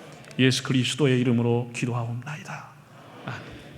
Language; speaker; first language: Korean; native; Korean